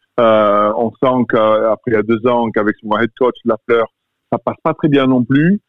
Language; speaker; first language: French; native; French